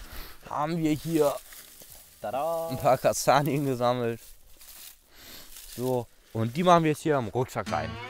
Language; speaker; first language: German; native; German